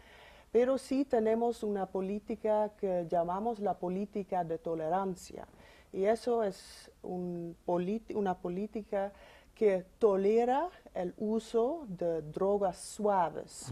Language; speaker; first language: Spanish; non-native, fluent; Dutch